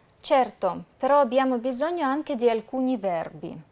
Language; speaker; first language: Italian; non-native, fluent; Russian